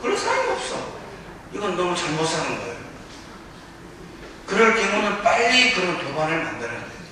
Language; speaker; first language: Korean; native; Korean